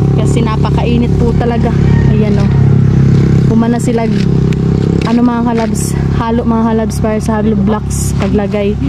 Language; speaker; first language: Filipino; non-native, local second language; Masbatenyo